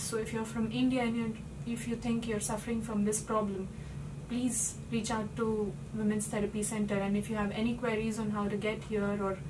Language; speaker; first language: English; non-native, local second language; Hindi